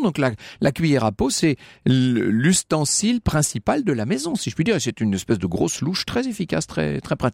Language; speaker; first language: French; native; French